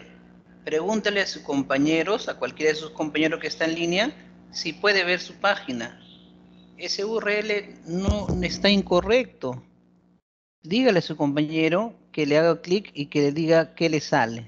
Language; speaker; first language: Spanish; native; Spanish